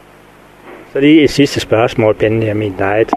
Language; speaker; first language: Danish; native; Danish